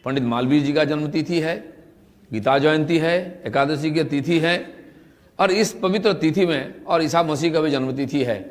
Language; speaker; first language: Hindi; non-native, local second language; Bangla